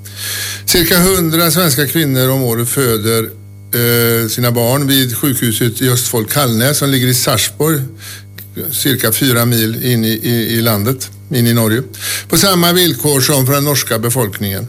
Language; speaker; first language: Swedish; native; Swedish